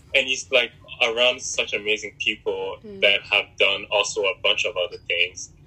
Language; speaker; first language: English; early bilingual, other home language; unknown